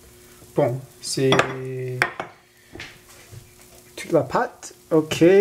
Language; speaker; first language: French; non-native, learner; English